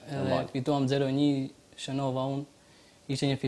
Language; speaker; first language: Albanian; native; Albanian